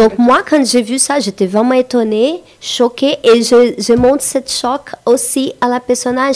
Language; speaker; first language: French; non-native, fluent; Portuguese